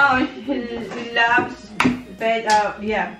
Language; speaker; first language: English; non-native, local second language; Bikol